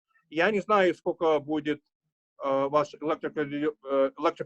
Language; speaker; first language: Russian; early bilingual, heritage; Russian